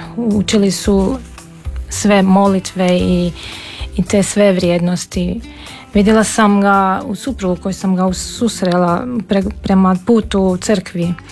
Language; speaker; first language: Serbian; non-native, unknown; Armenian